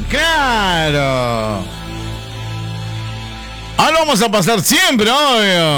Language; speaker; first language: Spanish; native; Spanish